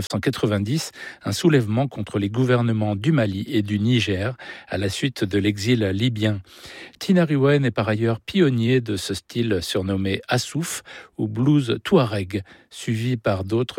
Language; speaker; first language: French; native; French